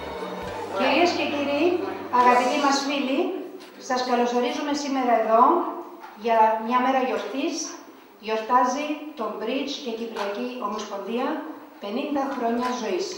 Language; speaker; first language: Greek; native; Greek